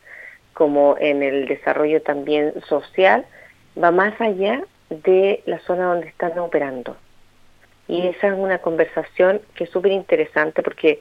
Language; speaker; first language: Spanish; native; Spanish